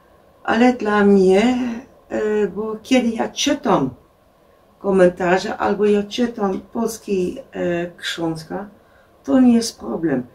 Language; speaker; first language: Polish; non-native, learner; Dutch